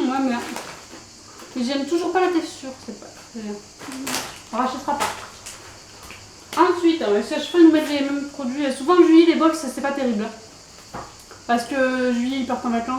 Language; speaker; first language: French; native; French